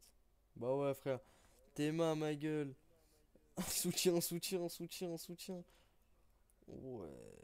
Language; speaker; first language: French; native; French